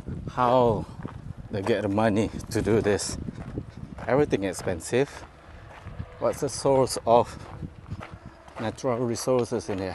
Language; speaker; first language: English; non-native, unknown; Indonesian